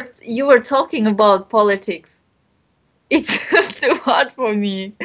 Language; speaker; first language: English; non-native, learner; Bashkir